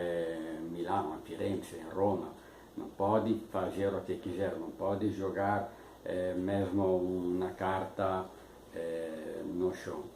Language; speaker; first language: Portuguese; non-native, fluent; Italian